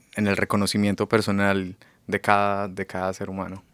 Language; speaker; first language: Spanish; native; Spanish